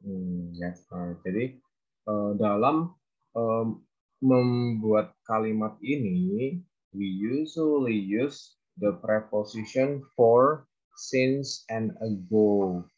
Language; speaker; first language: English; non-native, fluent; Indonesian